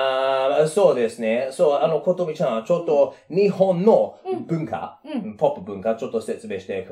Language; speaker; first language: Japanese; non-native, learner; English